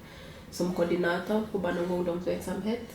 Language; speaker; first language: Swedish; non-native, fluent; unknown